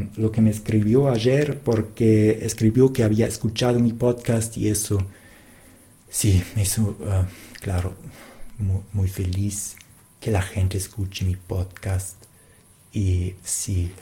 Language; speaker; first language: Spanish; non-native, fluent; German